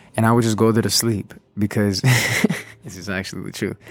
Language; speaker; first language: English; native; English